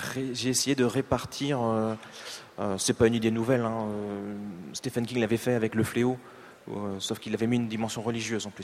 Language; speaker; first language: French; native; French